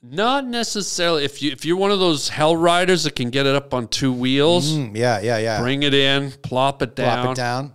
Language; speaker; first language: English; native; English